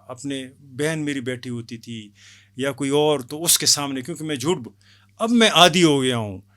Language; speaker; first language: Urdu; non-native, local second language; Pashto